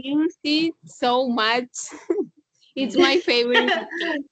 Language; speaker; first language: English; non-native, learner; Spanish